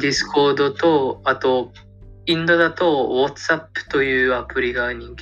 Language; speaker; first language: Japanese; non-native, learner; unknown